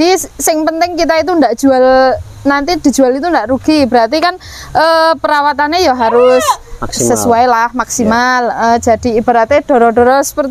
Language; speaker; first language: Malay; non-native, local second language; Javanese